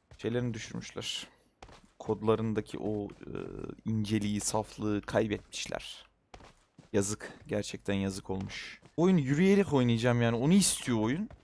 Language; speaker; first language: Turkish; native; Turkish